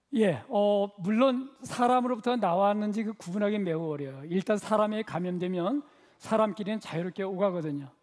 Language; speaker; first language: Korean; native; Korean